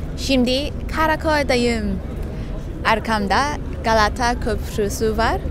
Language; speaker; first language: Turkish; non-native, learner; Thai